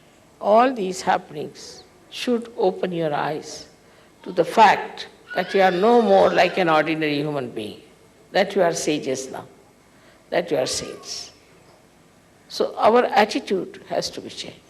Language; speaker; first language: English; non-native, local second language; Hindi